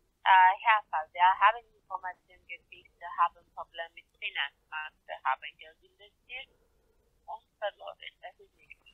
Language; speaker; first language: German; non-native, learner; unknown